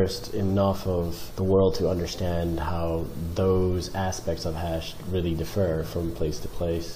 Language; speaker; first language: English; native; English